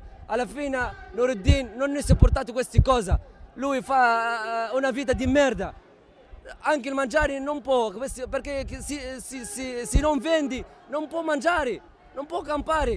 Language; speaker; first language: Italian; non-native, learner; Arabic